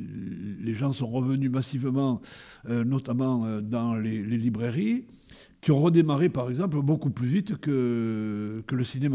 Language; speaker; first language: French; native; French